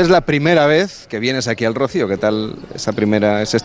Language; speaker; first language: Spanish; native; Spanish